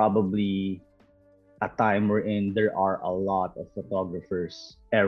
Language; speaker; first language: English; non-native, local second language; Filipino